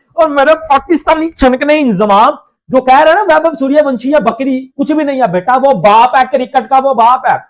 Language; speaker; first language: Urdu; non-native, local second language; Punjabi